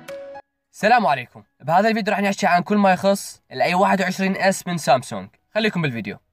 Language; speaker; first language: Arabic; native; Arabic